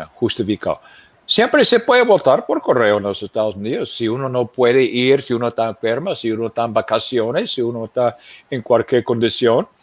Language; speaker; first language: Spanish; non-native, fluent; English